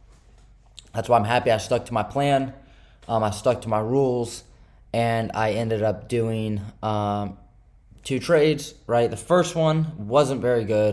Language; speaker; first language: English; native; English